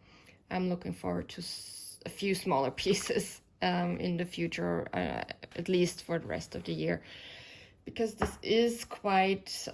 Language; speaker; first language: English; non-native, fluent; German